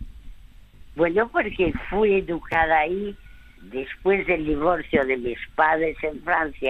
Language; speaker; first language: Spanish; early bilingual, other home language; French